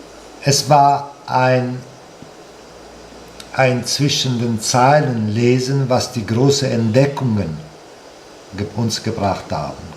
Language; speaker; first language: German; non-native, fluent; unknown